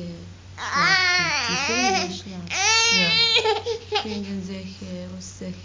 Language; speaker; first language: Dutch; non-native, learner; Arabic